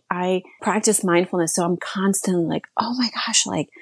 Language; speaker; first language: English; early bilingual, other home language; Slovak